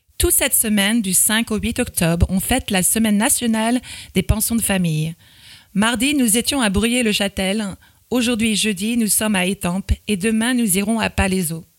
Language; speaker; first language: French; native; French